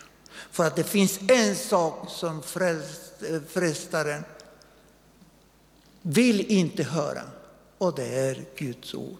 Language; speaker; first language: Swedish; non-native, fluent; Spanish